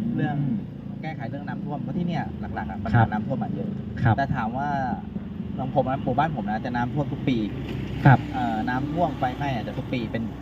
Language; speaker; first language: Thai; native; Thai